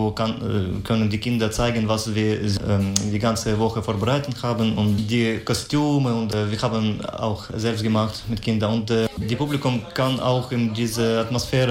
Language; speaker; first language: German; non-native, learner; Ukrainian